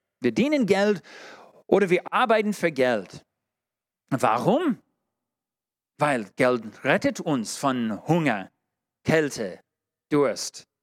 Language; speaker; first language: German; non-native, fluent; English